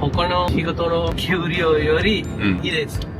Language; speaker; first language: Japanese; non-native, learner; Sinhala